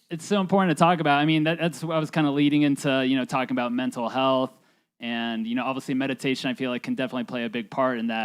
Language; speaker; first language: English; native; English